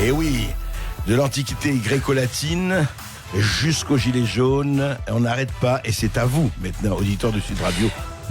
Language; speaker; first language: French; native; French